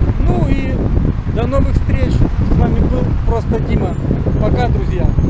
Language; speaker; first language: Russian; native; Russian